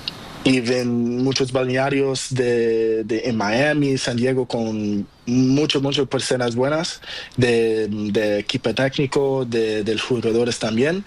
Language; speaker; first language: Spanish; non-native, learner; Portuguese